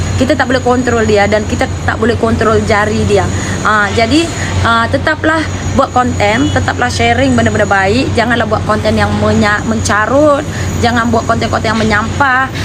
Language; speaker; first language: Malay; native; Malay